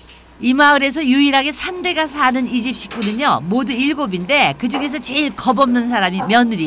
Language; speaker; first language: Korean; native; Korean